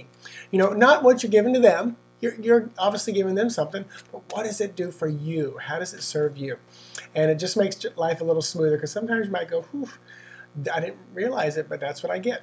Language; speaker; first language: English; native; English